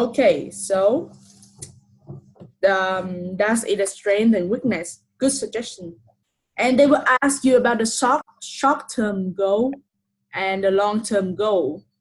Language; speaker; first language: English; non-native, fluent; Vietnamese